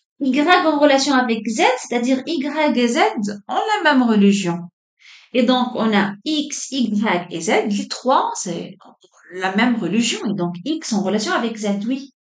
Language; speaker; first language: French; non-native, local second language; Arabic